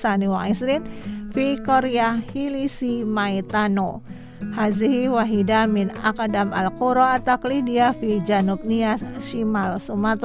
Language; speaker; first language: Arabic; non-native, fluent; Indonesian